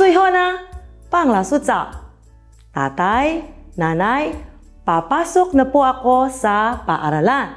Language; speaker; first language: Chinese; non-native, fluent; Filipino